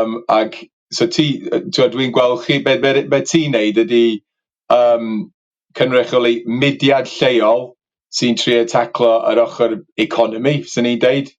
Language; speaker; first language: Welsh; native; Welsh